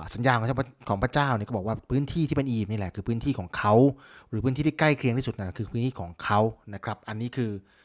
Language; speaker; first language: Thai; native; Thai